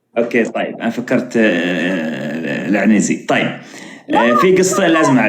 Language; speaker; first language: Arabic; native; Arabic